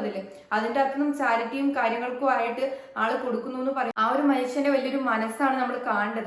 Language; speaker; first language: Malayalam; native; Malayalam